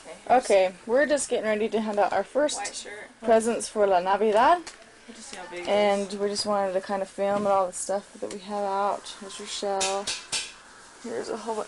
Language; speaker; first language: English; native; English